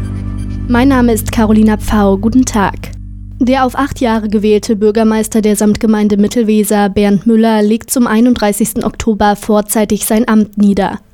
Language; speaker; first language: German; native; German